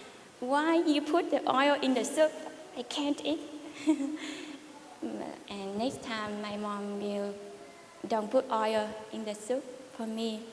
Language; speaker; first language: English; non-native, learner; Vietnamese